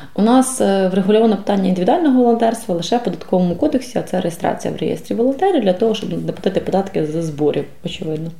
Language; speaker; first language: Ukrainian; native; Ukrainian